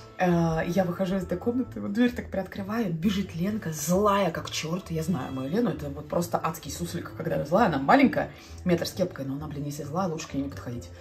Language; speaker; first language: Russian; non-native, local second language; Latvian